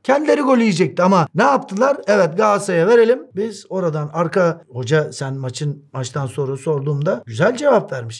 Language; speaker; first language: Turkish; native; Turkish